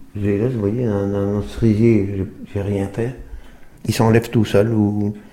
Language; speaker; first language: French; native; French